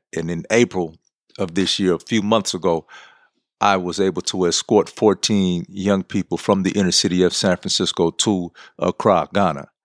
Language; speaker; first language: English; native; English